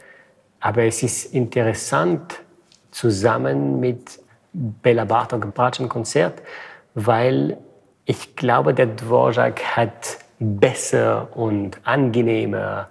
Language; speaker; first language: German; non-native, fluent; French